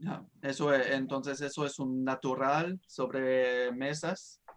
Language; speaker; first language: Spanish; non-native, fluent; French